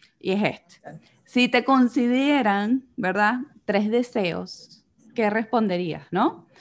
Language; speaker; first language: Spanish; native; Spanish